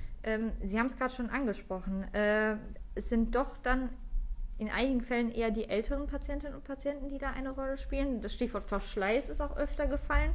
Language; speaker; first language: German; native; German